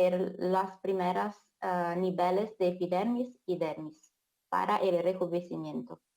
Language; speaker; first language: Spanish; non-native, fluent; Italian